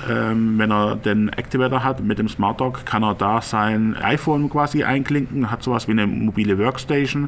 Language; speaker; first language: German; native; German